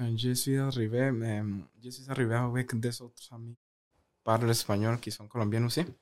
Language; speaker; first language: French; non-native, learner; Spanish